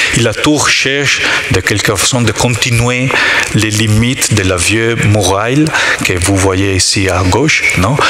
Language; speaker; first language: French; non-native, learner; Italian